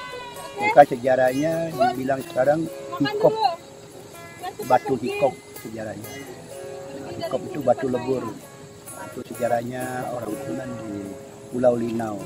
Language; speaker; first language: Indonesian; non-native, local second language; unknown